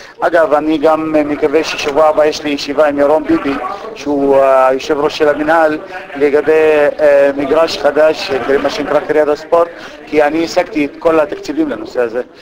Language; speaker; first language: Hebrew; non-native, local second language; Arabic